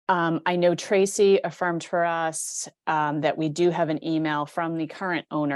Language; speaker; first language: English; native; English